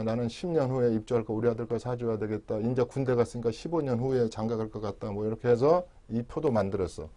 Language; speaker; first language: Korean; native; Korean